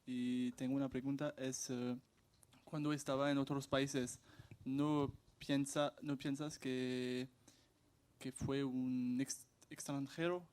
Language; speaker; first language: Spanish; non-native, learner; French